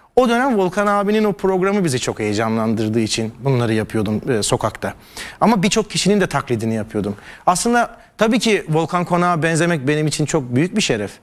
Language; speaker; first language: Turkish; native; Turkish